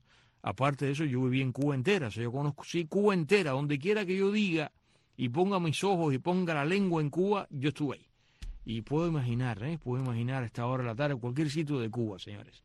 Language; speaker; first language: Spanish; native; Spanish